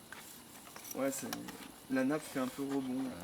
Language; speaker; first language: French; native; French